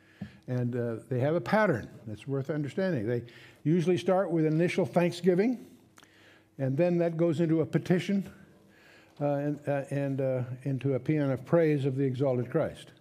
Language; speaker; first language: English; native; English